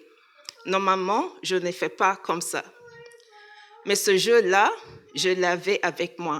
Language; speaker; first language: French; non-native, learner; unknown